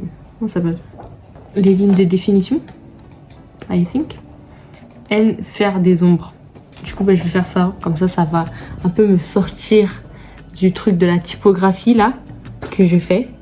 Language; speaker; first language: French; native; French